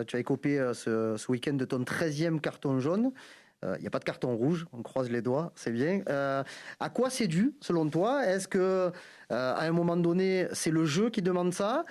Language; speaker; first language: French; native; French